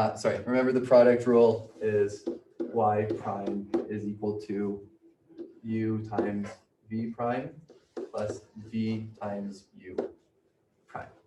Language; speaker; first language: English; native; English